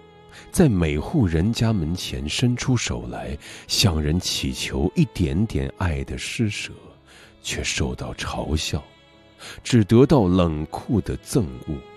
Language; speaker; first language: Chinese; native; Chinese